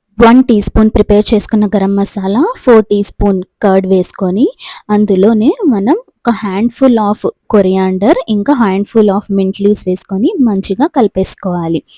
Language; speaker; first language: Telugu; non-native, local second language; Urdu